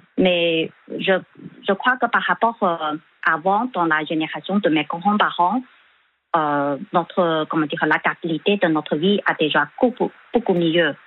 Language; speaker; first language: French; non-native, fluent; Chinese